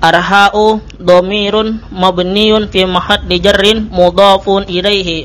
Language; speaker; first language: Arabic; non-native, learner; Indonesian